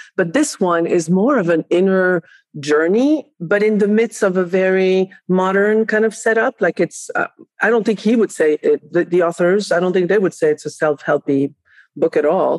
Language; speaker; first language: English; non-native, fluent; Spanish